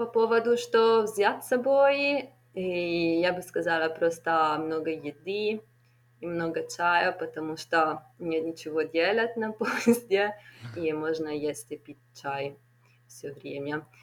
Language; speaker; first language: Russian; non-native, fluent; Italian